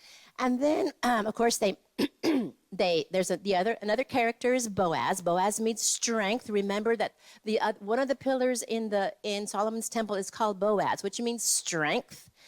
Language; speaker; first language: English; native; English